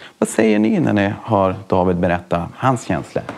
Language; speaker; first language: Swedish; native; Swedish